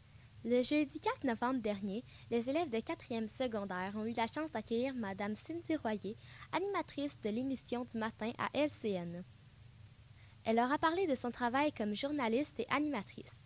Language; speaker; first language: French; native; French